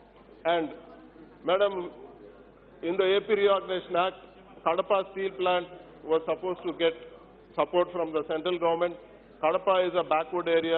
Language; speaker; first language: English; non-native, local second language; Telugu